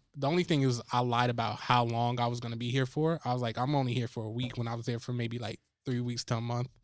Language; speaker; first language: English; native; English